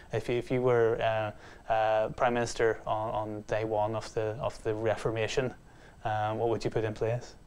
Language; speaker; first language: English; native; English